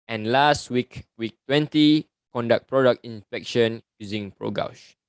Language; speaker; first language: English; non-native, local second language; Malay